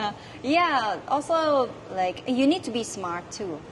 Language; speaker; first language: English; non-native, learner; Thai